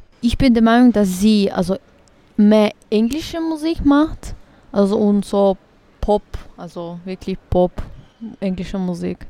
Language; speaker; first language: German; early bilingual, other home language; Bosnian